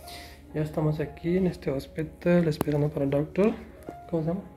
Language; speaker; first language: Spanish; non-native, learner; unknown